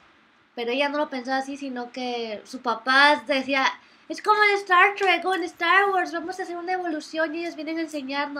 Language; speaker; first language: Spanish; native; Spanish